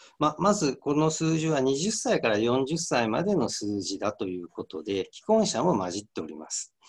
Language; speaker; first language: Japanese; native; Japanese